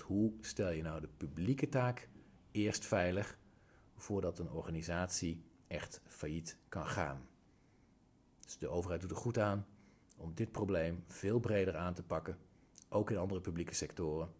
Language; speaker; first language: Dutch; native; Dutch